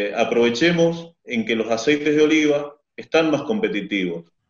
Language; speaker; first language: Spanish; native; Spanish